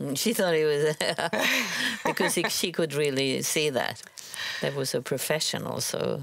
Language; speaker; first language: English; non-native, fluent; Swedish